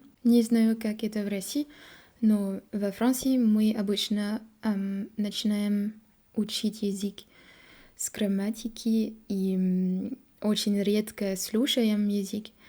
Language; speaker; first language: Russian; non-native, learner; French